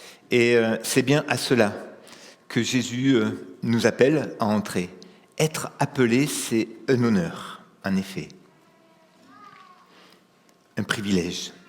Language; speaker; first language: French; native; French